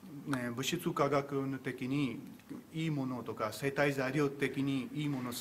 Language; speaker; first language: Japanese; non-native, learner; Urdu